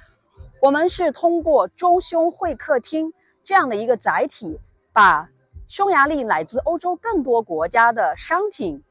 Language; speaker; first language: Chinese; native; Chinese